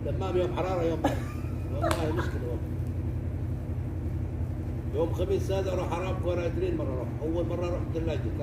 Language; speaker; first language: Arabic; non-native, learner; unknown